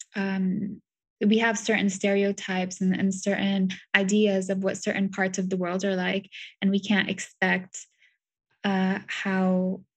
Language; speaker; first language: English; native; English